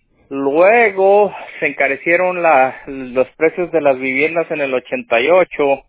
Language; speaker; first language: Spanish; native; Spanish